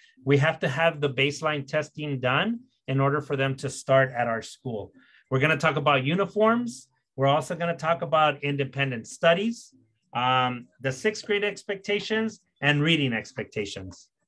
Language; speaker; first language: English; early bilingual, other home language; Spanish